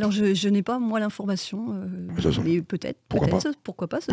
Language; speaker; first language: French; native; French